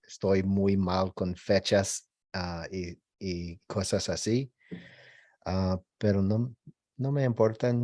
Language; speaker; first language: Spanish; non-native, learner; English